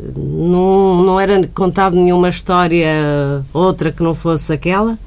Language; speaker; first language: Portuguese; native; Portuguese